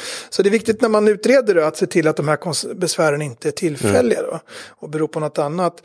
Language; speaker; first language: Swedish; native; Swedish